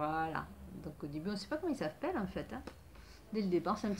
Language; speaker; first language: French; native; French